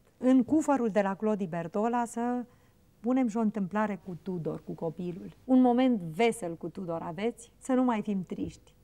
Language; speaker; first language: Romanian; native; Romanian